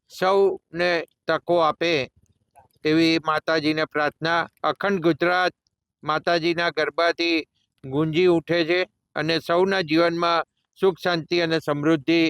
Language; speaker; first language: Gujarati; native; Gujarati